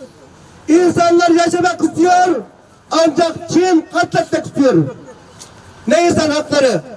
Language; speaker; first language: Turkish; non-native, fluent; Uyghur